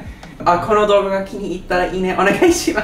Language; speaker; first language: Japanese; non-native, learner; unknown